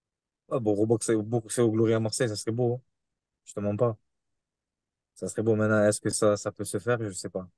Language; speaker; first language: French; native; French